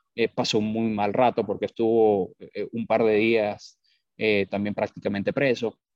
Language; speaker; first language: Spanish; native; Spanish